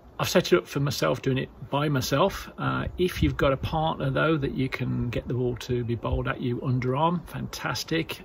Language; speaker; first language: English; native; English